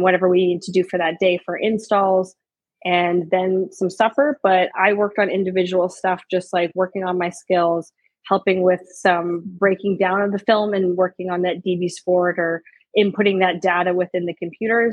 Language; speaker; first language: English; native; English